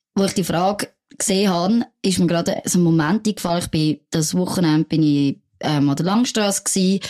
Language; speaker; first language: German; non-native, fluent; French